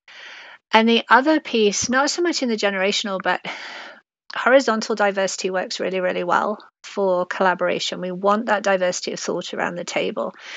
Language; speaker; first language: English; native; English